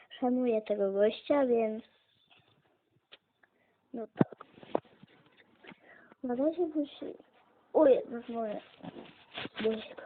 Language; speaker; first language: Polish; native; Polish